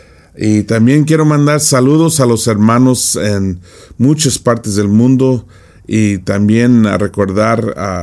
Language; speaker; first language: Spanish; non-native, fluent; English